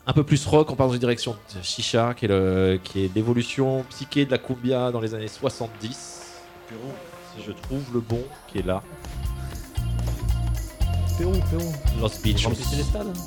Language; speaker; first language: French; native; French